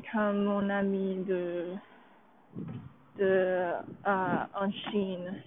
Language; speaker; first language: French; non-native, learner; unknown